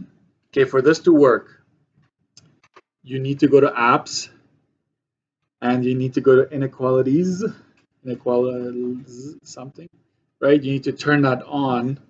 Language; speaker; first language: English; native; English